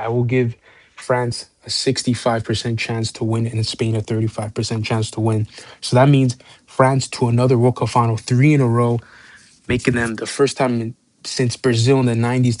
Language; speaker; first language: English; native; English